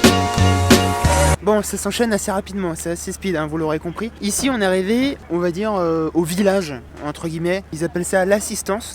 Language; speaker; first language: French; native; French